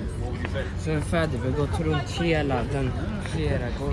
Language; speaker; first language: Swedish; early bilingual, other home language; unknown